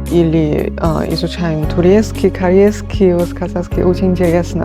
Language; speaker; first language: Russian; non-native, fluent; Chinese